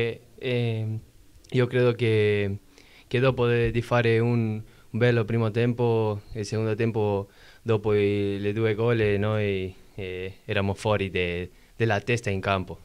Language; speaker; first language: Italian; non-native, learner; Spanish